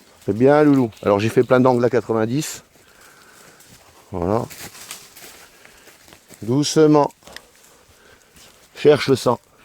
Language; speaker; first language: French; native; French